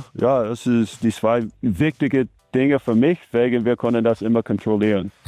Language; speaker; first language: German; non-native, fluent; English